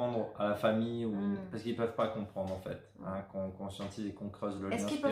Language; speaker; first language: French; native; French